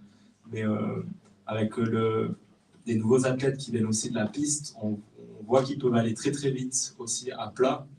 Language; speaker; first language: French; native; French